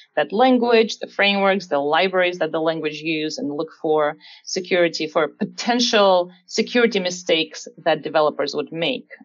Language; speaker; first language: English; non-native, fluent; Russian